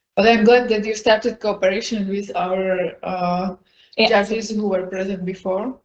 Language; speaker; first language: English; non-native, fluent; Slovak